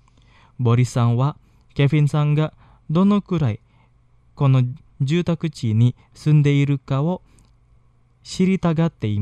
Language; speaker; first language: Japanese; non-native, fluent; Indonesian